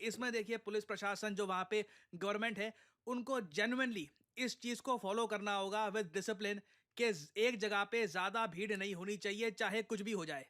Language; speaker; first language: Hindi; native; Hindi